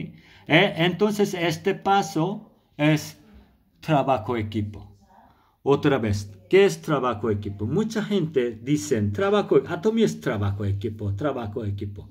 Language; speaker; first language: Spanish; non-native, learner; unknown